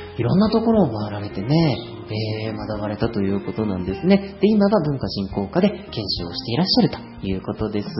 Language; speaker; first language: Japanese; native; Japanese